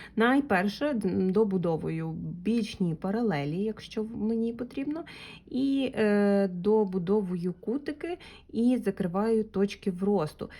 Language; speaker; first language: Ukrainian; non-native, local second language; Russian